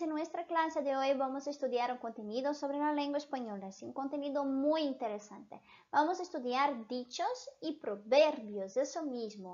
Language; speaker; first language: Spanish; non-native, fluent; Portuguese